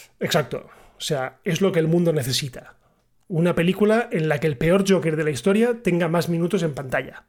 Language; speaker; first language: Spanish; native; Spanish